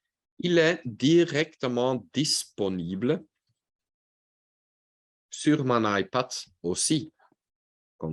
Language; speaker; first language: French; non-native, local second language; Dutch